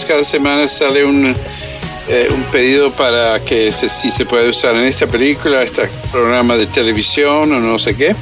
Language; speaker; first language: Spanish; early bilingual, heritage; English